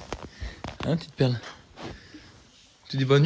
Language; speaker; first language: French; native; French